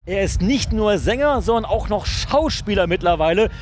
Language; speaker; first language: German; native; German